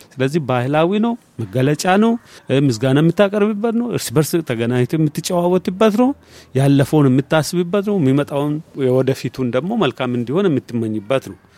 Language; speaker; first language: Amharic; non-native, local second language; Oromo